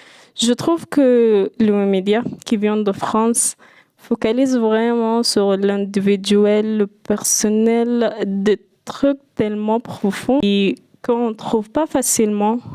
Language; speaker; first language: French; non-native, fluent; Arabic